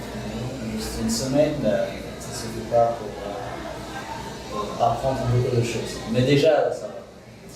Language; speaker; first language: French; non-native, fluent; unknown